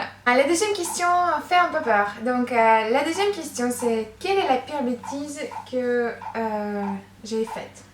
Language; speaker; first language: French; non-native, fluent; Russian